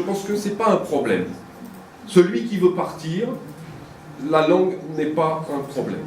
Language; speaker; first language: French; native; French